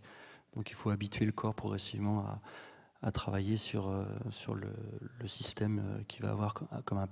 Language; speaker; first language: French; native; French